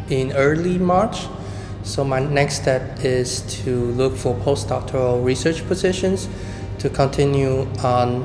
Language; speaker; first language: English; non-native, fluent; Chinese